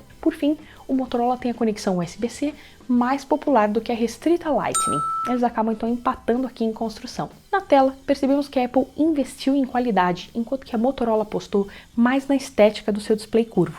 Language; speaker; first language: Portuguese; native; Portuguese